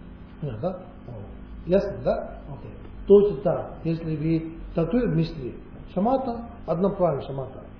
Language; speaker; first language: Russian; non-native, learner; Tibetan